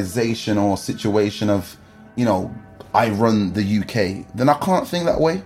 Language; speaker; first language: English; native; English